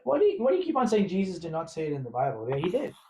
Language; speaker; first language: English; native; English